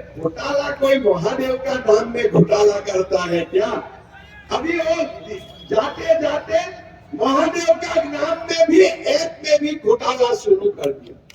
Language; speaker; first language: Hindi; non-native, local second language; Assamese